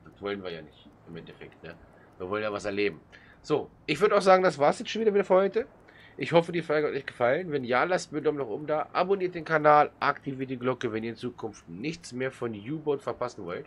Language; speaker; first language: German; native; German